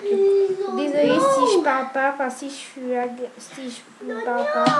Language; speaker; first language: French; native; French